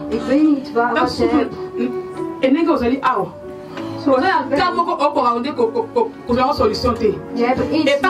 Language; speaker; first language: Dutch; non-native, fluent; Lingala